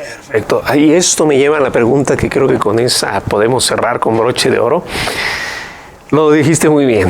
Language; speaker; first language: Spanish; native; Spanish